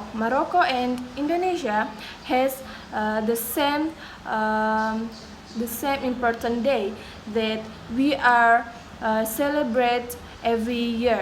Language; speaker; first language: English; non-native, learner; Indonesian